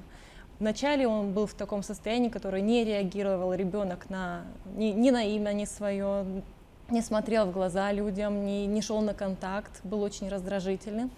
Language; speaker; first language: Russian; native; Russian